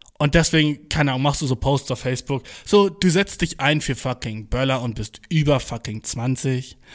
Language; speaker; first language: German; early bilingual, other home language; Turkish